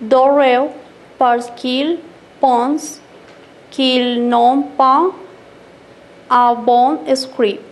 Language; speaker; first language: French; non-native, learner; Spanish